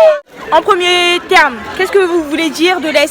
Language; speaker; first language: French; native; French